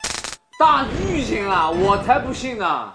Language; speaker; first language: Chinese; native; Chinese